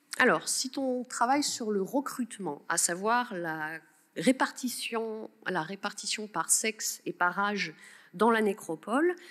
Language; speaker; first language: French; native; French